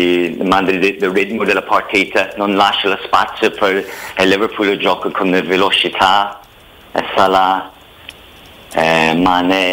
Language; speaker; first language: Italian; non-native, fluent; English